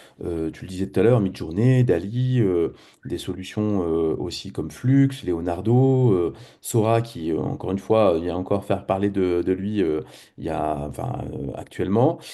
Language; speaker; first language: French; native; French